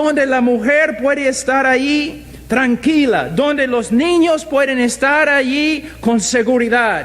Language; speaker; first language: Spanish; non-native, fluent; English